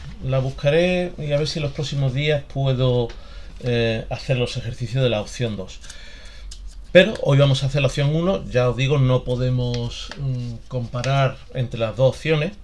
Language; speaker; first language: Spanish; native; Spanish